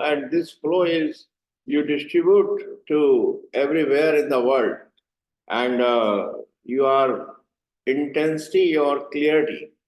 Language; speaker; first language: English; non-native, learner; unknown